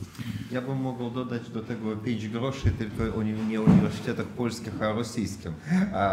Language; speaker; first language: Polish; non-native, fluent; Russian